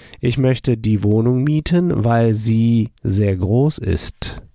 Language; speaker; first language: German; non-native, fluent; English